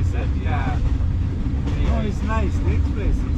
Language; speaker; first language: English; non-native, fluent; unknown